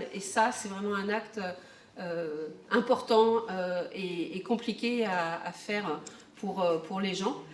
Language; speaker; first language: French; native; French